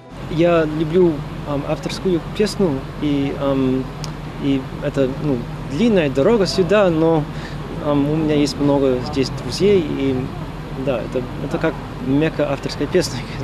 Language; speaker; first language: Russian; non-native, fluent; English